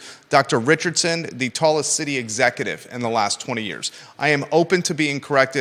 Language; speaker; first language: English; native; English